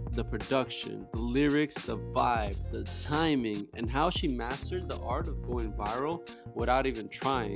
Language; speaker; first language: English; native; English